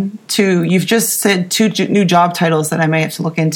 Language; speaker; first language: English; native; English